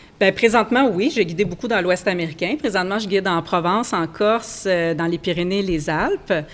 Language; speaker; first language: French; native; French